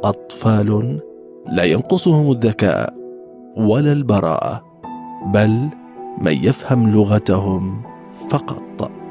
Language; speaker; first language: Arabic; native; Arabic